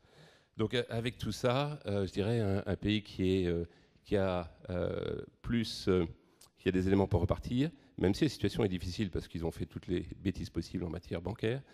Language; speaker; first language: French; native; French